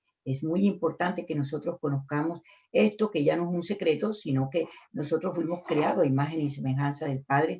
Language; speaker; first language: Spanish; native; Spanish